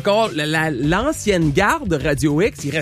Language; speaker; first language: French; native; French